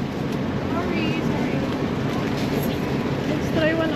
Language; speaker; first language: English; non-native, local second language; Filipino